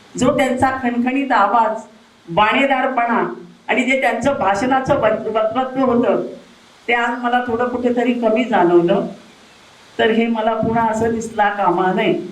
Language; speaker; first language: Marathi; native; Marathi